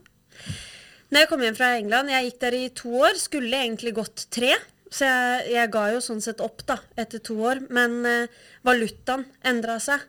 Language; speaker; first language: Norwegian; native; Norwegian